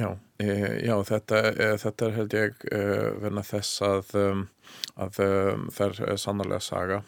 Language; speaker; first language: Icelandic; non-native, learner; Hungarian